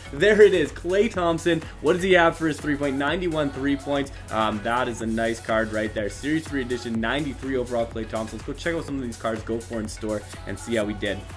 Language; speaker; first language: English; native; English